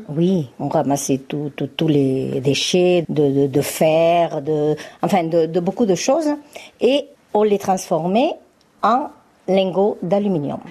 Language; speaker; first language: French; early bilingual, other home language; Spanish